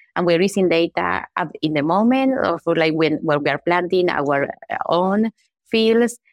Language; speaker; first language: English; non-native, fluent; Spanish